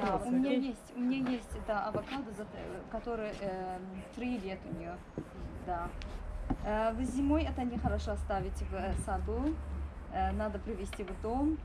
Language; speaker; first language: Russian; non-native, learner; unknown